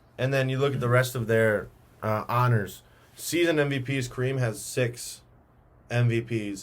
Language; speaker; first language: English; native; English